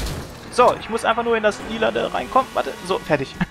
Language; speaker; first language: German; native; German